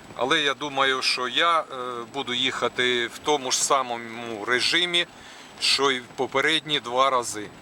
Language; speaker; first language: Ukrainian; non-native, local second language; Russian